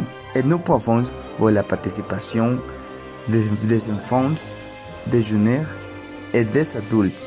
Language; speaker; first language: French; non-native, learner; Spanish